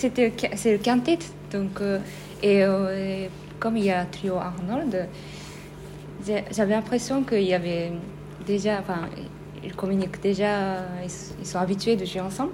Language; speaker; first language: French; non-native, fluent; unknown